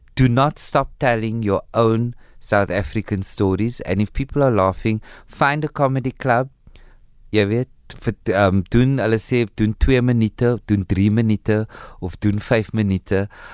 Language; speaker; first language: English; early bilingual, other home language; Afrikaans